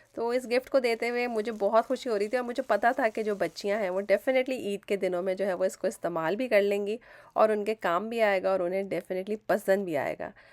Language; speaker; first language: Urdu; native; Urdu